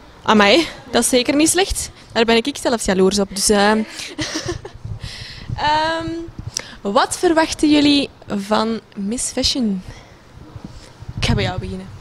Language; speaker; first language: Dutch; native; Dutch